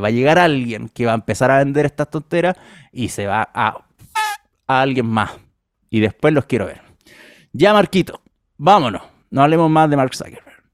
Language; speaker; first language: Spanish; native; Spanish